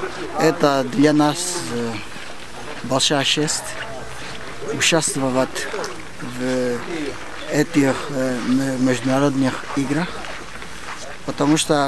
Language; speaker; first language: Russian; non-native, learner; Portuguese